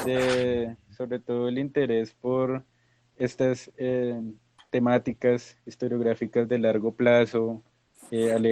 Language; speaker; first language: Spanish; native; Spanish